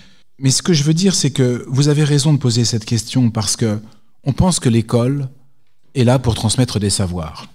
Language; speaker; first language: French; native; French